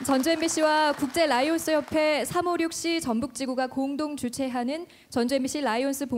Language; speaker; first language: Korean; native; Korean